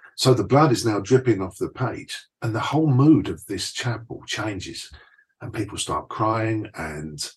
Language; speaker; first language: English; native; English